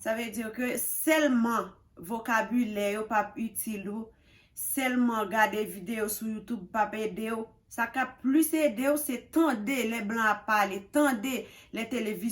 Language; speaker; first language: French; non-native, local second language; Haitian Creole